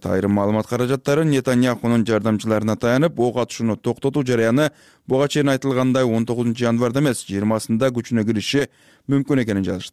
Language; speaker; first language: Kyrgyz; native; Kyrgyz